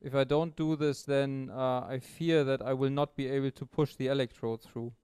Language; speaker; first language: English; non-native, fluent; German